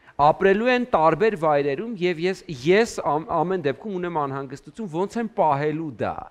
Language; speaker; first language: Armenian; native; Armenian